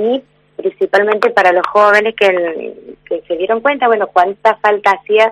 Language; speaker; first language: Spanish; native; Spanish